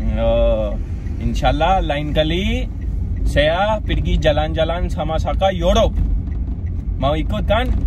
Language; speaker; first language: Indonesian; non-native, learner; Urdu